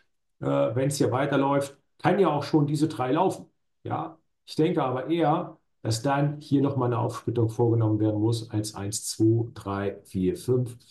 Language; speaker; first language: German; native; German